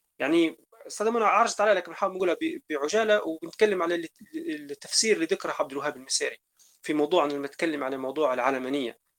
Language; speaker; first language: Arabic; native; Arabic